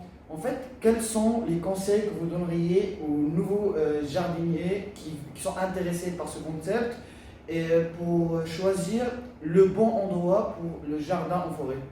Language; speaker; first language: French; native; French